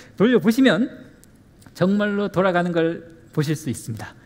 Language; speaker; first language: Korean; native; Korean